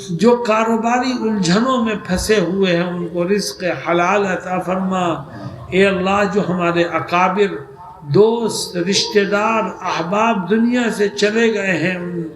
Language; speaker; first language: Urdu; native; Urdu